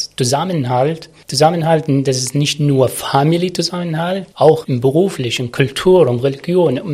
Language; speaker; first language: German; non-native, learner; Arabic